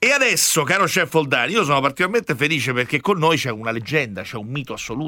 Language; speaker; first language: Italian; native; Italian